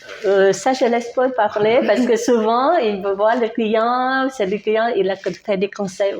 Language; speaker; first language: French; non-native, learner; Vietnamese